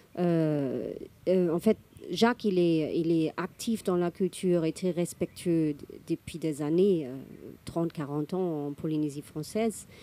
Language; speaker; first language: French; non-native, fluent; German